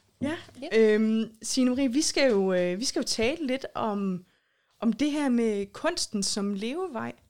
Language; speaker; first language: Danish; native; Danish